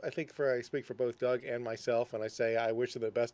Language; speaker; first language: English; native; English